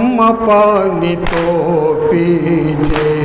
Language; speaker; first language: Urdu; native; Urdu